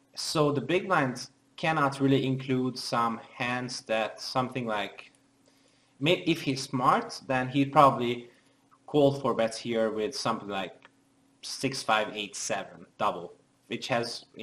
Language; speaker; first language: English; non-native, fluent; Hungarian